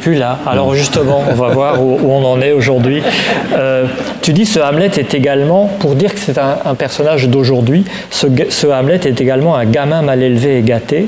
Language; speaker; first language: French; native; French